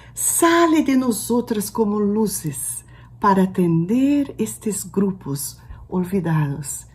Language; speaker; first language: Portuguese; non-native, fluent; Spanish